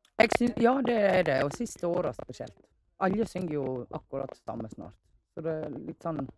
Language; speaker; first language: Norwegian; native; Norwegian